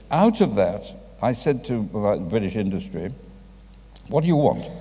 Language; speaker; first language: English; native; English